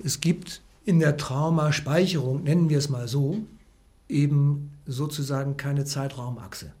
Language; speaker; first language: German; native; German